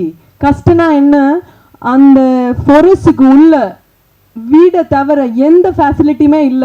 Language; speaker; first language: Tamil; non-native, learner; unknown